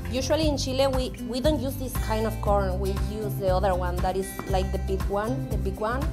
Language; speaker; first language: English; non-native, learner; Spanish